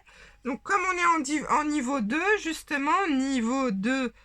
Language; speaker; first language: French; native; French